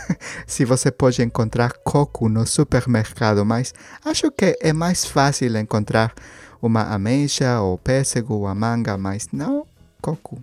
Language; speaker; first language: Portuguese; non-native, learner; Spanish